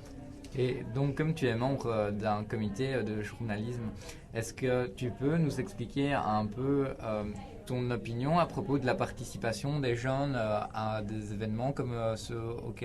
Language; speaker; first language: French; native; French